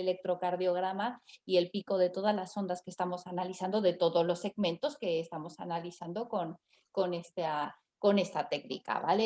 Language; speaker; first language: Spanish; native; Spanish